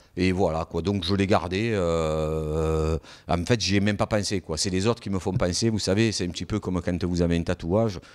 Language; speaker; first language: French; native; French